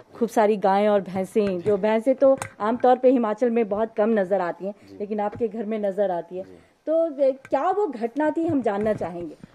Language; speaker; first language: Hindi; native; Hindi